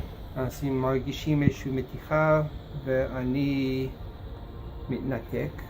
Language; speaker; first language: Hebrew; non-native, fluent; English